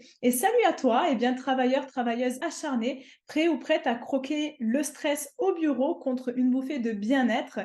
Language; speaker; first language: French; native; French